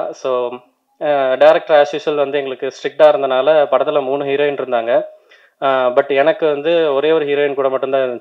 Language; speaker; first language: Tamil; native; Tamil